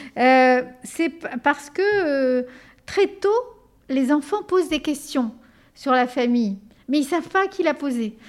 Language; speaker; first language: French; early bilingual, other home language; Spanish